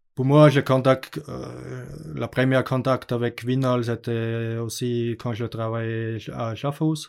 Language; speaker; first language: French; non-native, learner; German